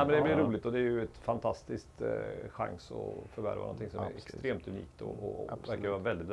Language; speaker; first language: Swedish; native; Swedish